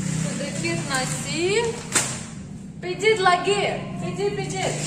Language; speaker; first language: Indonesian; non-native, learner; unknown